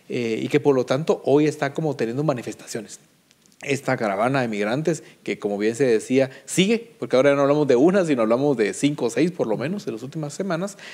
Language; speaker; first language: Spanish; native; Spanish